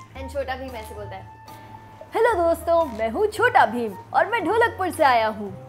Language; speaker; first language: Hindi; native; Hindi